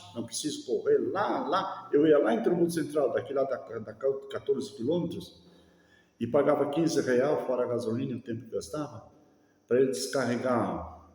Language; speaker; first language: Portuguese; native; Portuguese